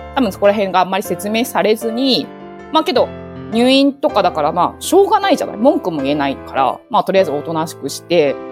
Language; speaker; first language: Japanese; native; Japanese